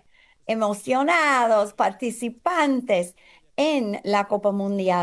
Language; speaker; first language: Spanish; early bilingual, heritage; English